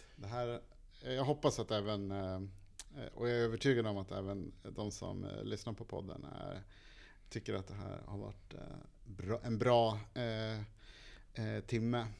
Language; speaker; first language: Swedish; native; Swedish